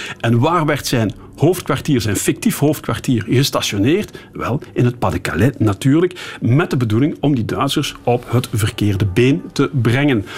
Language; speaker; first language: Dutch; native; Dutch